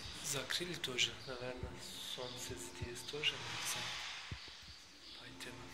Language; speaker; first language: Russian; non-native, learner; Turkish